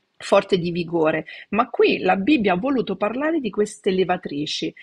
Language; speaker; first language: Italian; native; Italian